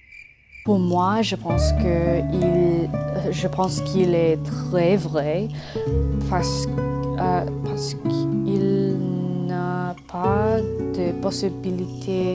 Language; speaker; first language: French; non-native, learner; English